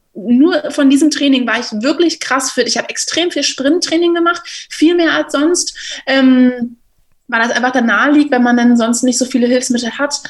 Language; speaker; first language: German; native; German